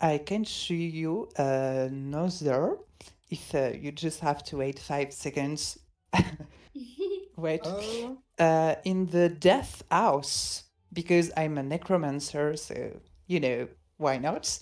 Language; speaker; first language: English; non-native, fluent; French